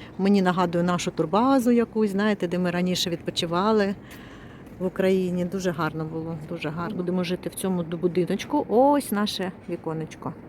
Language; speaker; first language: Ukrainian; non-native, local second language; Russian